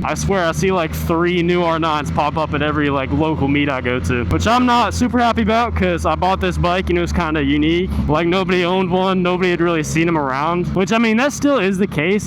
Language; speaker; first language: English; native; English